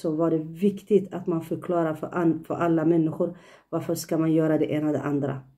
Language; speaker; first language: Swedish; non-native, fluent; Tigrinya